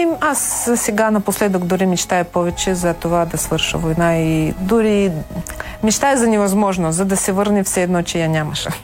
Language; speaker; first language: Bulgarian; non-native, fluent; Ukrainian